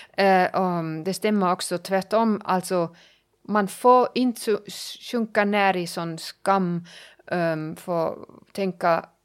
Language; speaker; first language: Swedish; non-native, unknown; German